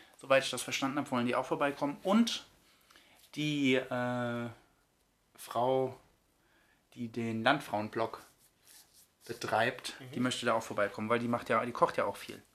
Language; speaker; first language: German; native; German